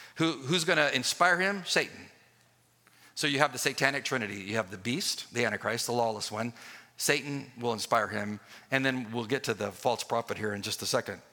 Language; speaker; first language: English; native; English